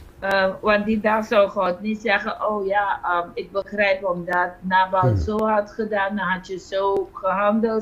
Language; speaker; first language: Dutch; non-native, fluent; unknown